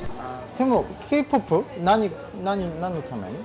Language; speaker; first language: Japanese; non-native, learner; Korean